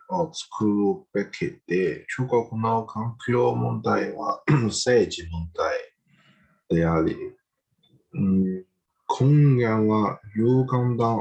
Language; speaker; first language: Japanese; non-native, learner; Chinese